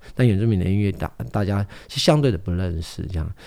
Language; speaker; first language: Chinese; non-native, local second language; Amis